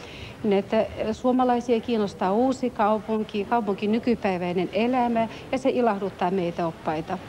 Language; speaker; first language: Finnish; early bilingual, heritage; Finnish